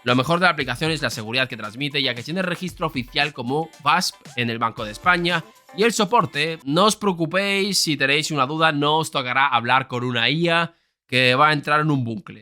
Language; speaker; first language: Spanish; native; Spanish